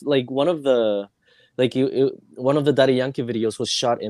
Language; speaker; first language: English; non-native, fluent; Spanish